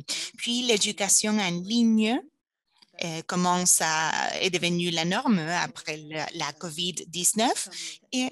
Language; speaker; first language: French; non-native, fluent; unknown